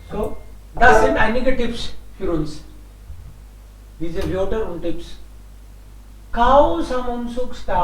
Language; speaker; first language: German; non-native, fluent; Hindi